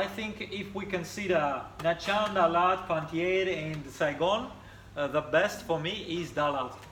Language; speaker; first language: English; non-native, fluent; Russian